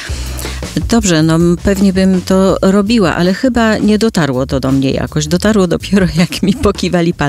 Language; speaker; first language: Polish; native; Polish